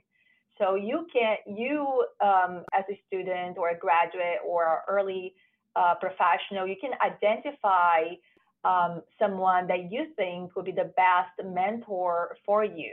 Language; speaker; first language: English; non-native, fluent; Portuguese